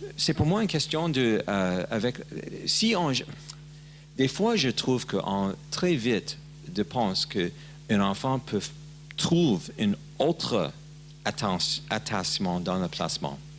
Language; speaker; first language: French; non-native, learner; English